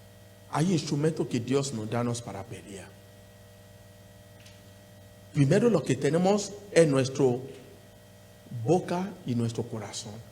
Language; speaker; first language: Spanish; non-native, learner; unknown